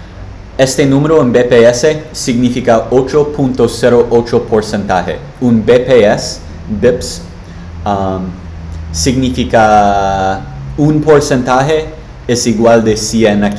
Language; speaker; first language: Spanish; non-native, learner; English